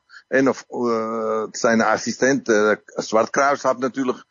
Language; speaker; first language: German; non-native, learner; Dutch